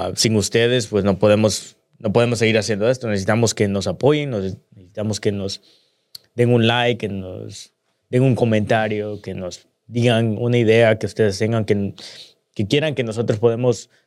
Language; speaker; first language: Spanish; early bilingual, heritage; Spanish